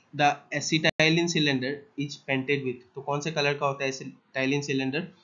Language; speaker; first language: Hindi; non-native, local second language; Assamese